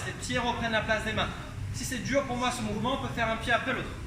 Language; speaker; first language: French; native; French